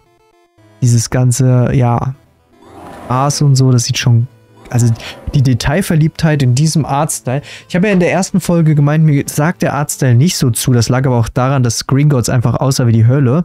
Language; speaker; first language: German; native; German